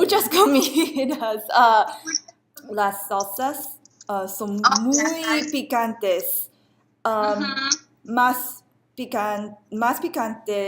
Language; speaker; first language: Spanish; non-native, learner; English